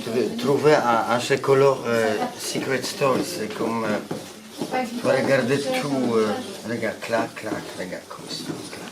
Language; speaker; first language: French; non-native, learner; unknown